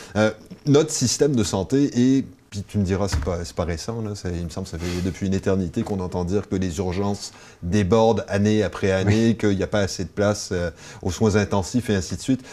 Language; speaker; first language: French; native; French